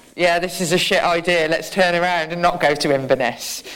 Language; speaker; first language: English; native; English